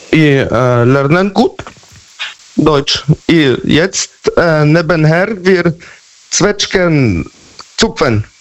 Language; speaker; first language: German; non-native, learner; Polish